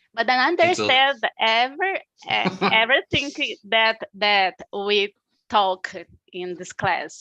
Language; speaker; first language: English; non-native, learner; Portuguese